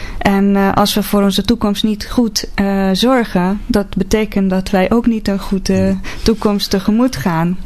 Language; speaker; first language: Dutch; non-native, fluent; Hungarian